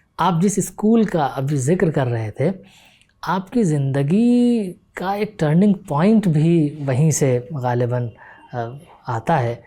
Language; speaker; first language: Urdu; native; Urdu